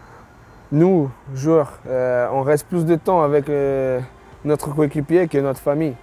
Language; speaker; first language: French; non-native, fluent; Portuguese